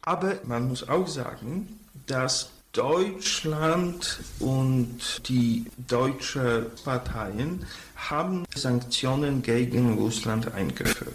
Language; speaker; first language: German; non-native, fluent; Polish